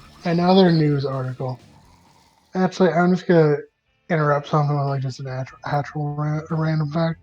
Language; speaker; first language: English; native; English